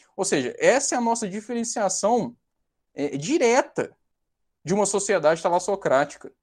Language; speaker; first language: Portuguese; native; Portuguese